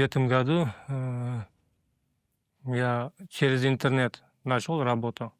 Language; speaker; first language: Russian; non-native, fluent; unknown